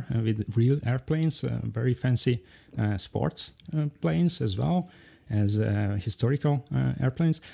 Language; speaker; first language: English; non-native, fluent; Hungarian